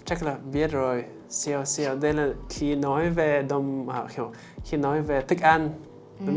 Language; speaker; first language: Vietnamese; non-native, learner; English